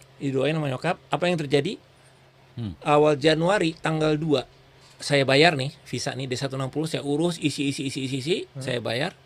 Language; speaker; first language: Indonesian; native; Indonesian